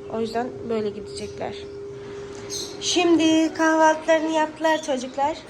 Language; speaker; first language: Turkish; non-native, fluent; Urdu